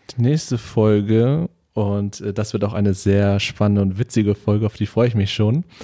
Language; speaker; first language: German; early bilingual, other home language; Vietnamese